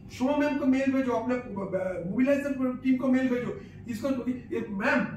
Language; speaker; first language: Hindi; non-native, local second language; Bangla